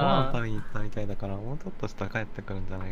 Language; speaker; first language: Japanese; native; Japanese